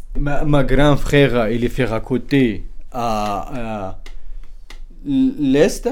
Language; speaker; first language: French; non-native, learner; Kurdish